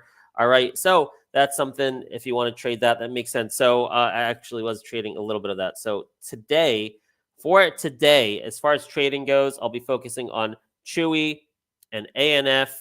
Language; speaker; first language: English; native; English